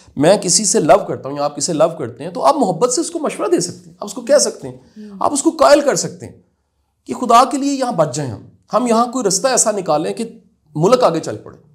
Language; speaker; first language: Urdu; non-native, local second language; Punjabi